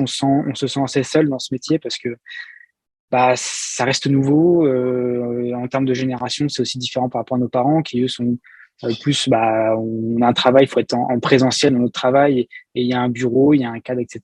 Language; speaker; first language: French; native; French